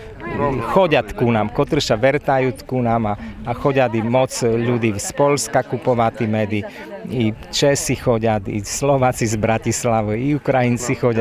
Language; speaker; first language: Slovak; non-native, local second language; Rusyn